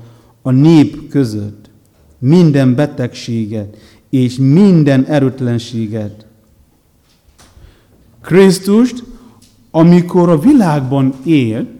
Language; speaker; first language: Hungarian; non-native, learner; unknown